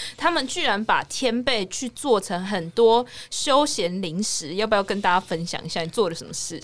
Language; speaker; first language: Chinese; native; Chinese